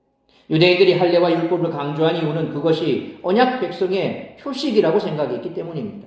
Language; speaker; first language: Korean; native; Korean